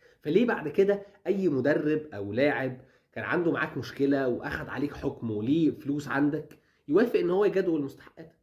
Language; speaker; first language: Arabic; native; Arabic